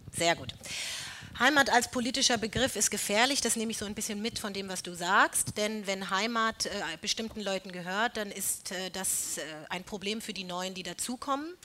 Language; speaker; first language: German; native; German